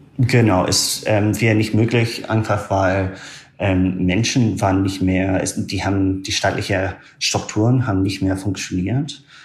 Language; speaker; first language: German; non-native, fluent; English